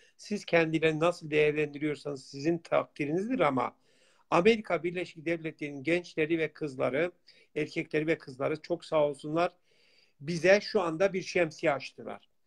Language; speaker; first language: Turkish; non-native, local second language; Kurdish